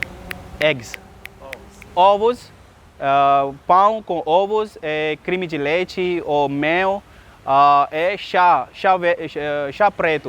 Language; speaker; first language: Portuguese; non-native, learner; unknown